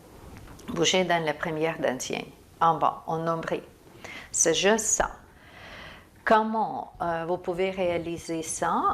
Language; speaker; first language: French; non-native, fluent; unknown